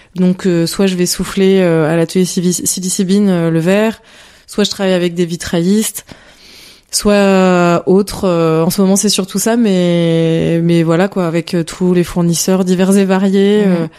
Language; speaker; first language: French; native; French